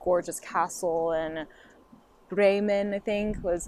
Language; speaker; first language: English; non-native, fluent; Japanese